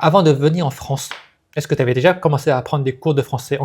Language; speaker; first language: French; native; French